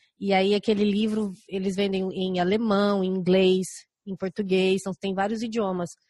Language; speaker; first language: Portuguese; native; Portuguese